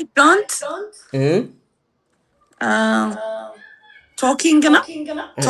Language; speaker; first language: English; non-native, learner; Amharic